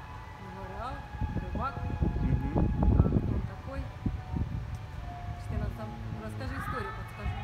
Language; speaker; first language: Russian; native; Russian